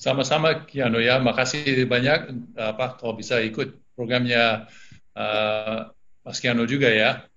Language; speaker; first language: Indonesian; non-native, fluent; English